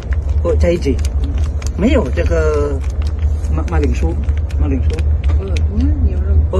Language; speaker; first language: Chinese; non-native, learner; Indonesian